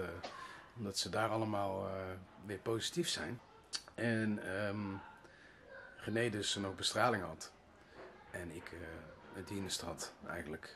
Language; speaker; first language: Dutch; native; Dutch